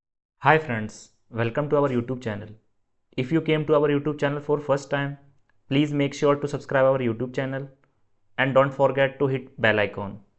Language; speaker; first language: English; non-native, local second language; Hindi